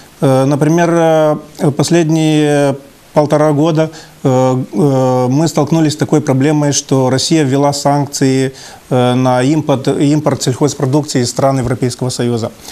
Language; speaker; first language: Russian; non-native, local second language; Romanian